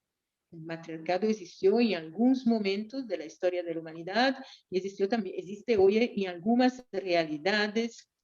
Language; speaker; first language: Spanish; non-native, fluent; Portuguese